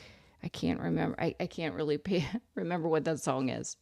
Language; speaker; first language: English; native; English